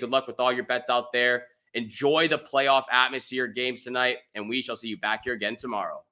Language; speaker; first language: English; native; English